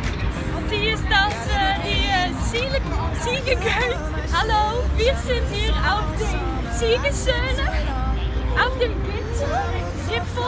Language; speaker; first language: German; non-native, learner; Dutch